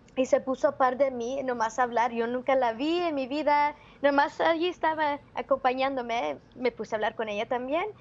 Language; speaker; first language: Spanish; early bilingual, heritage; Spanish